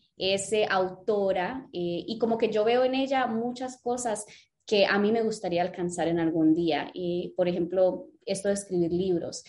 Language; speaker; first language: Spanish; early bilingual, other home language; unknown